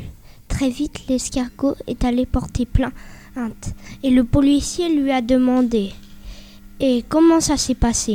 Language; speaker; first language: French; non-native, learner; Spanish